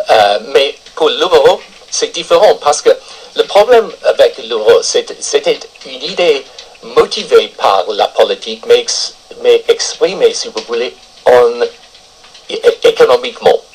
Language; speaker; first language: French; non-native, fluent; English